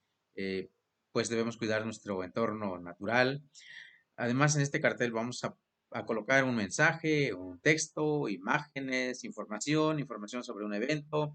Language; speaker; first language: Spanish; native; Spanish